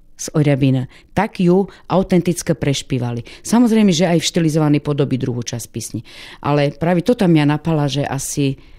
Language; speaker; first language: Slovak; non-native, local second language; Rusyn